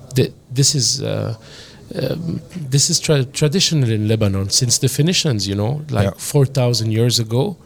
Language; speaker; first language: English; non-native, fluent; French